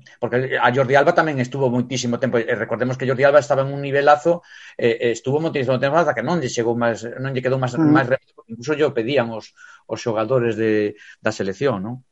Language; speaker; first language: Galician; non-native, local second language; Spanish